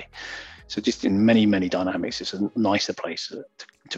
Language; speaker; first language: English; native; English